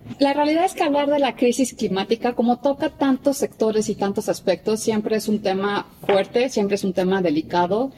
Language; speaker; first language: Spanish; native; Spanish